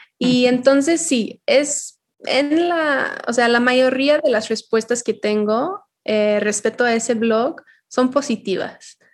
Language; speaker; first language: Spanish; non-native, fluent; English